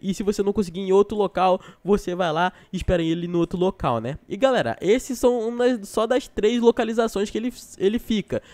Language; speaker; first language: Portuguese; native; Portuguese